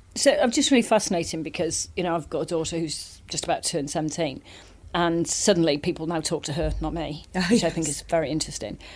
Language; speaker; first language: English; native; English